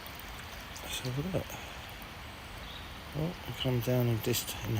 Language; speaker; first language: English; native; English